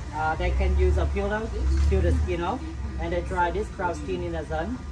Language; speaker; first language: English; non-native, fluent; Vietnamese